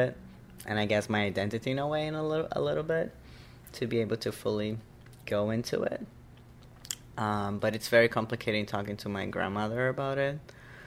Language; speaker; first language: English; non-native, fluent; Portuguese